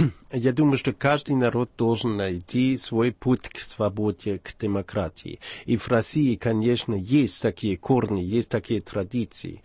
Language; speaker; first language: Russian; non-native, fluent; German